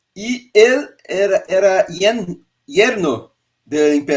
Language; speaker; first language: Spanish; non-native, learner; Portuguese